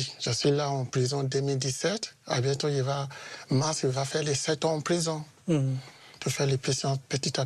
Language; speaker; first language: French; non-native, learner; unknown